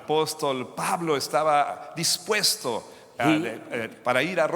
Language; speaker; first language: Spanish; non-native, fluent; English